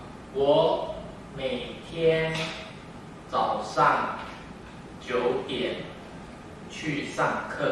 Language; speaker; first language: Chinese; non-native, learner; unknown